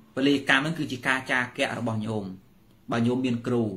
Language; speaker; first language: Khmer; native; Khmer